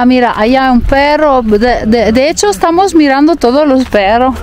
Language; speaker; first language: Spanish; non-native, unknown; Italian